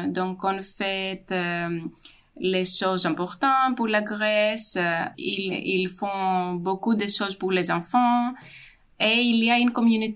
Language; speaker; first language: French; non-native, fluent; Greek